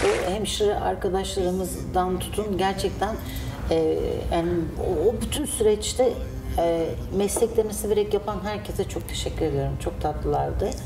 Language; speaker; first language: Turkish; non-native, fluent; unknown